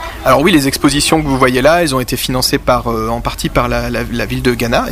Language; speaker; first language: French; native; French